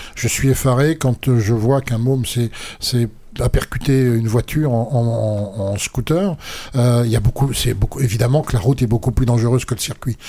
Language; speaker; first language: French; native; French